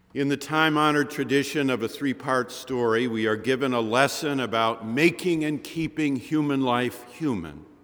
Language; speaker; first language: English; native; English